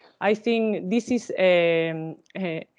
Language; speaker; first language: English; non-native, learner; Spanish